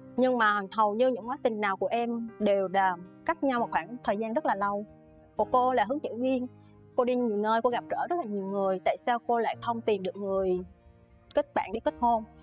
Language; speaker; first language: Vietnamese; native; Vietnamese